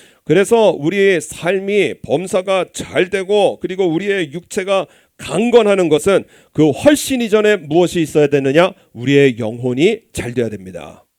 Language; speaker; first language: Korean; native; Korean